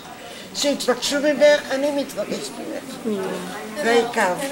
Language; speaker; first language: Hebrew; non-native, fluent; Spanish